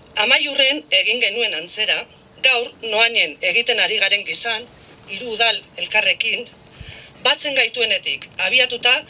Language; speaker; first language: Basque; native; Basque